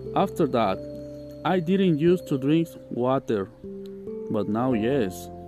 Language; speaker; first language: English; non-native, learner; Spanish